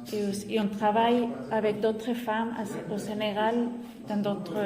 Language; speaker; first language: French; non-native, fluent; Spanish